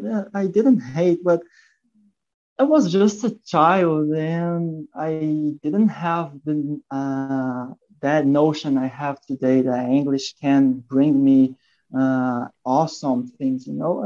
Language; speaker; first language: English; non-native, fluent; Portuguese